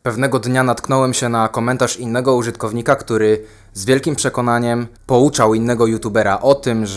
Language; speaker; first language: Polish; native; Polish